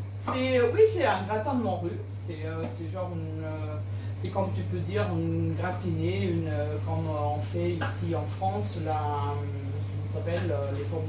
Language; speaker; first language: French; non-native, fluent; Portuguese